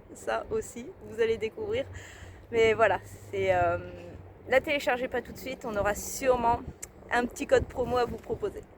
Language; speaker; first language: French; native; French